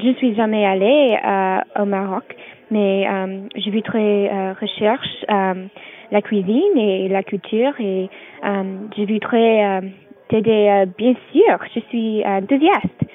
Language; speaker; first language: French; non-native, learner; English